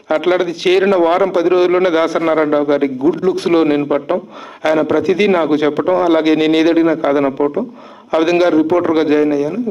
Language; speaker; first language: Telugu; native; Telugu